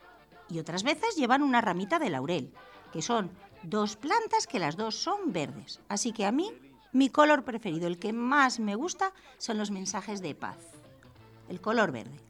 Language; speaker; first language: Spanish; native; Spanish